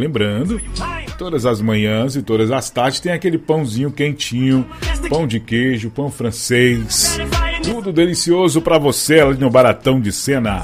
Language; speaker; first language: Portuguese; native; Portuguese